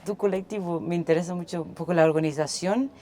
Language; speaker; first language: Spanish; non-native, fluent; Portuguese